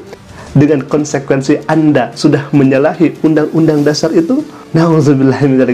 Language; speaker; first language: Indonesian; native; Indonesian